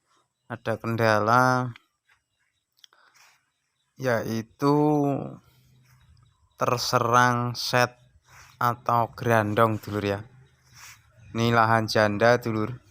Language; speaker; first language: Indonesian; non-native, local second language; Javanese